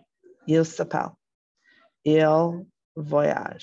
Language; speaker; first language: French; non-native, learner; English